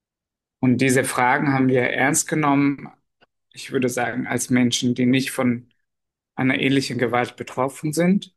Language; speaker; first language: German; non-native, fluent; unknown